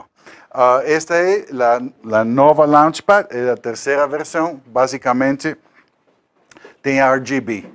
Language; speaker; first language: Portuguese; non-native, learner; Spanish